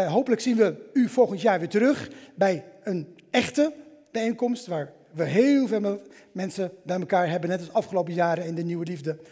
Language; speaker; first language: Dutch; native; Dutch